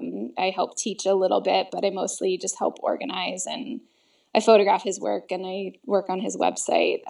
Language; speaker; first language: English; native; English